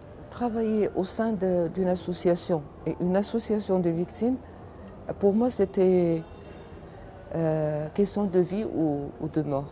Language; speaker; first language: French; non-native, local second language; Arabic